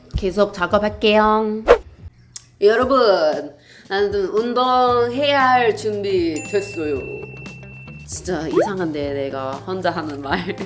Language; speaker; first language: Korean; non-native, fluent; English